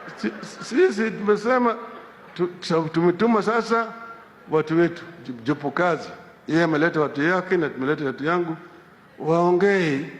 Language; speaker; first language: Swahili; non-native, local second language; Luo (Kenya and Tanzania)